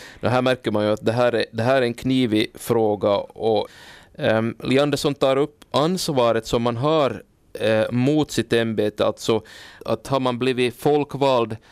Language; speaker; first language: Swedish; native; Swedish